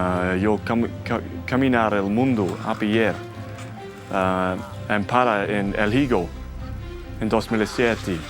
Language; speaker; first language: Spanish; non-native, learner; English